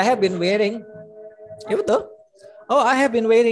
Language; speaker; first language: English; non-native, learner; Indonesian